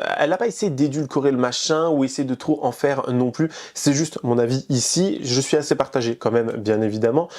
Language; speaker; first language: French; native; French